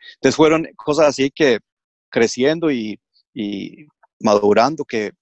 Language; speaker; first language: Spanish; early bilingual, heritage; English